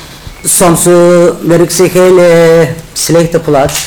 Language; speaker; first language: Dutch; non-native, learner; Turkish